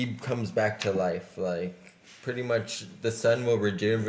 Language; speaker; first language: English; native; English